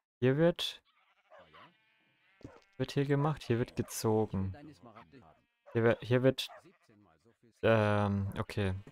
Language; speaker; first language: German; native; German